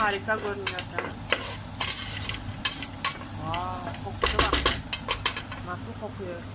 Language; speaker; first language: Turkish; non-native, fluent; Kazakh